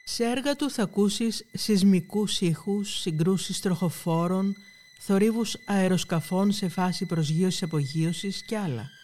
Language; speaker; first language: Greek; native; Greek